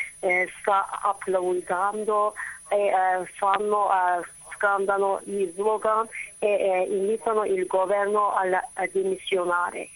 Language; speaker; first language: Italian; non-native, fluent; Turkish